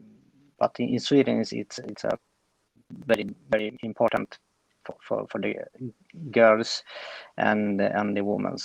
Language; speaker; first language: English; non-native, fluent; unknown